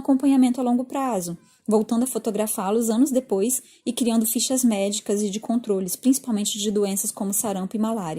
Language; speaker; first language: Portuguese; native; Portuguese